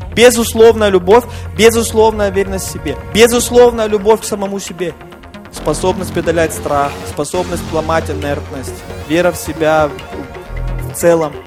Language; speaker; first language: Russian; non-native, fluent; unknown